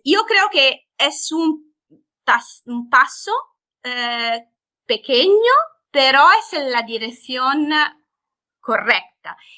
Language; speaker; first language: Spanish; non-native, fluent; Italian